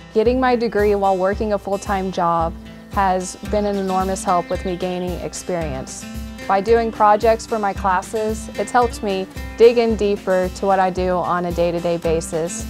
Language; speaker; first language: English; native; English